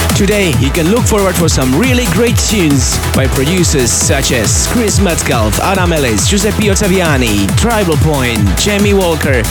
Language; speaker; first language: English; non-native, fluent; Slovak